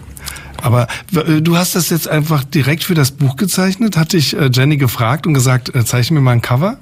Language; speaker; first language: German; native; German